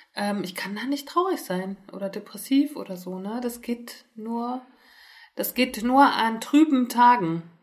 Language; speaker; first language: German; native; German